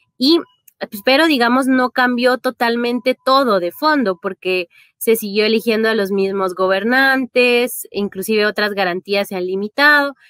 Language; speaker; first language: Spanish; native; Spanish